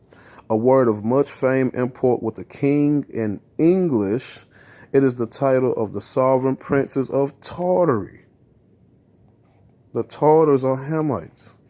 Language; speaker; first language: English; native; English